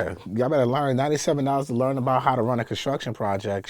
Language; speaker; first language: English; native; English